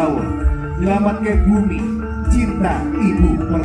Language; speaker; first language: Indonesian; native; Indonesian